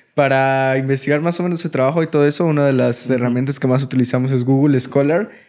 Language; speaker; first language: Spanish; native; Spanish